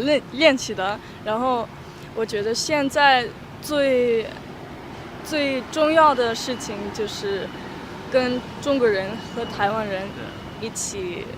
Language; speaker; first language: Chinese; non-native, fluent; German